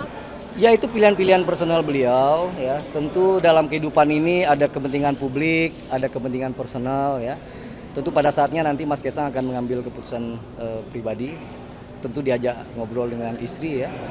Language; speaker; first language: Indonesian; native; Indonesian